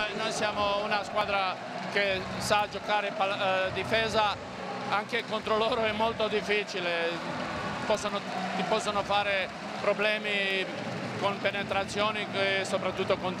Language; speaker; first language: Italian; non-native, fluent; Croatian